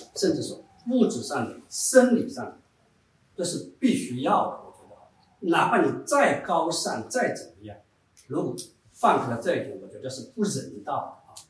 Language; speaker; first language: Chinese; native; Chinese